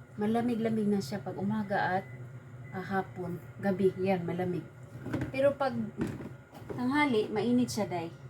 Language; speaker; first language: Filipino; non-native, local second language; Cebuano